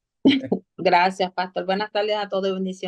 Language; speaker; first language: Spanish; native; Spanish